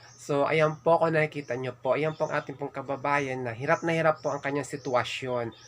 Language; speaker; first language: Filipino; non-native, local second language; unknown